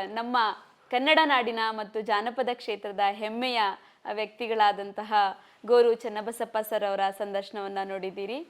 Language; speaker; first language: Kannada; native; Kannada